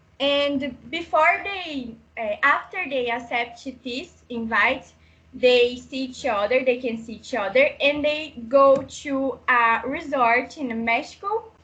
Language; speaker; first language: English; non-native, learner; Portuguese